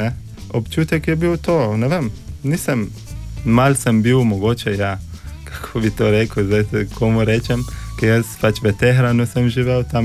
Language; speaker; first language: Slovenian; non-native, fluent; Persian